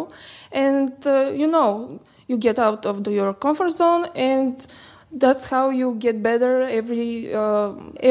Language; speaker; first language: English; non-native, learner; Bulgarian